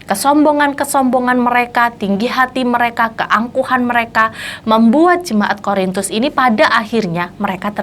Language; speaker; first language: Indonesian; native; Indonesian